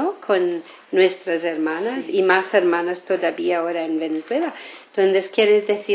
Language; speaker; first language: Spanish; non-native, fluent; English